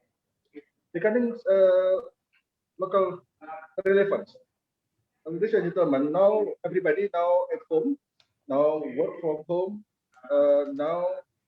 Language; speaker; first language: English; non-native, fluent; Indonesian